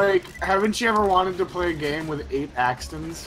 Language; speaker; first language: English; native; English